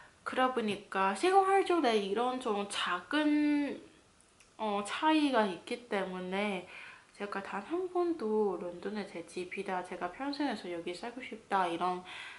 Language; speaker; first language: Korean; non-native, fluent; Cantonese